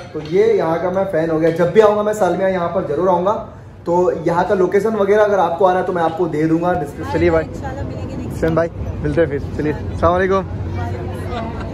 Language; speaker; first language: Hindi; native; Hindi